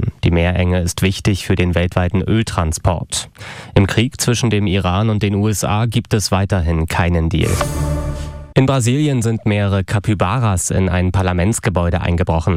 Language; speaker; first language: German; native; German